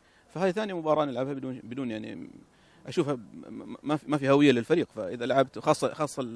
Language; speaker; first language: Arabic; native; Arabic